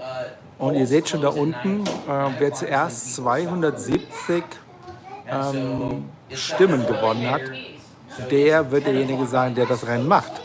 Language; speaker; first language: German; native; German